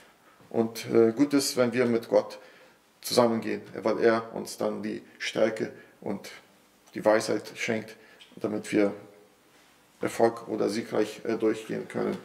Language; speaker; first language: German; non-native, fluent; Portuguese